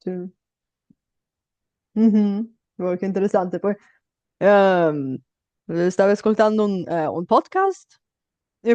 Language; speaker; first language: Italian; non-native, fluent; Bulgarian